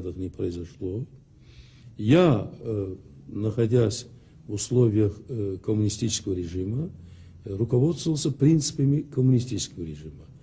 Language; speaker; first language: Russian; non-native, local second language; Azerbaijani